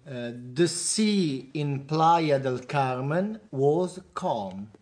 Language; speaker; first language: English; non-native, learner; Italian